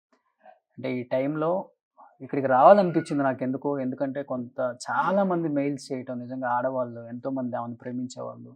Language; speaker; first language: Telugu; native; Telugu